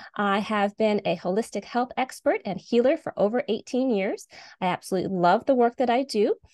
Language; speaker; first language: English; native; English